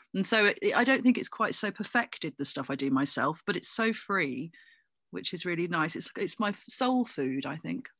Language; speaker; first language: English; native; English